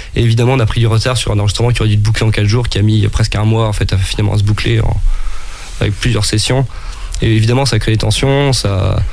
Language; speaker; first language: French; native; French